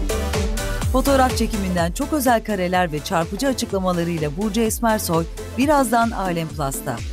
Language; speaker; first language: Turkish; native; Turkish